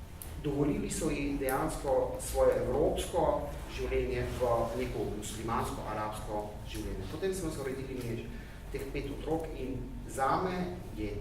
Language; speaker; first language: Slovenian; early bilingual, heritage; Arabic